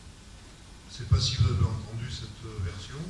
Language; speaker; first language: French; native; French